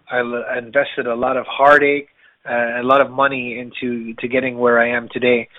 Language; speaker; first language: English; native; English